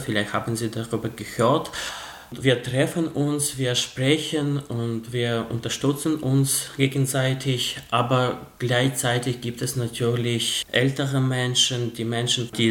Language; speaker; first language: German; non-native, fluent; Russian